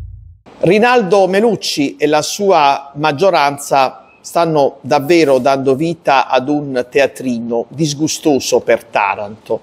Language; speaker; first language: Italian; native; Italian